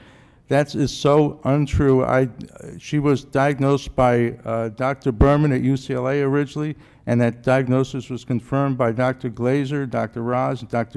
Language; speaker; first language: English; native; English